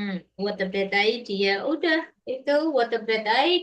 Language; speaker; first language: English; non-native, fluent; Indonesian